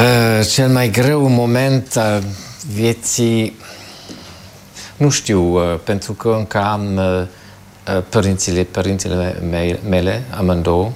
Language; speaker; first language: Romanian; non-native, fluent; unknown